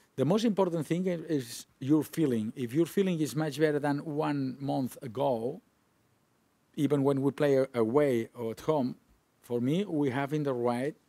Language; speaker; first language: English; non-native, fluent; Spanish